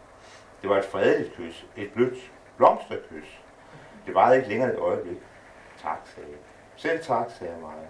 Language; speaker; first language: Danish; native; Danish